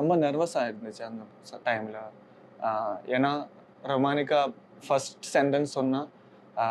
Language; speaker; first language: Tamil; non-native, learner; Malayalam